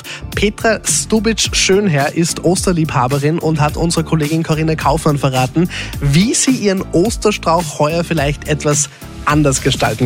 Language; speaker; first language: German; native; German